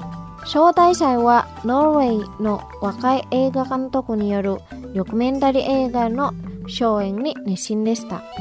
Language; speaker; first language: Japanese; non-native, fluent; Indonesian